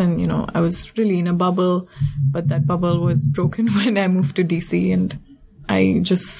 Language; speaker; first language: English; non-native, local second language; Hindi